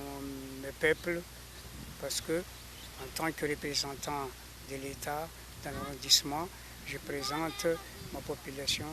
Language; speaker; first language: French; non-native, local second language; Malagasy